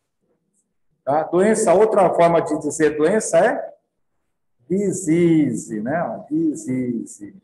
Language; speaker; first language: Portuguese; native; Portuguese